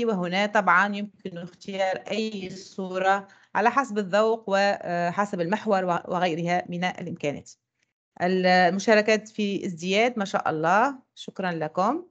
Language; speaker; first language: Arabic; native; Arabic